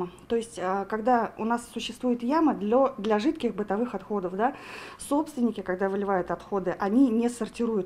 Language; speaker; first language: Russian; native; Russian